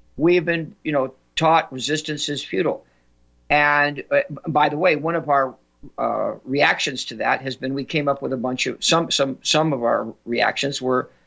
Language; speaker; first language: English; native; English